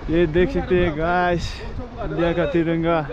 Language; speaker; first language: Hindi; non-native, local second language; Bodo